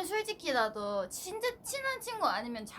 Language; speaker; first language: Korean; non-native, fluent; Thai